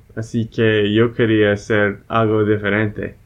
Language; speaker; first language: Spanish; non-native, fluent; English